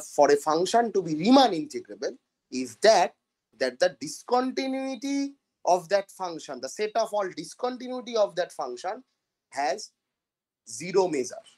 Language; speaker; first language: English; non-native, local second language; Bangla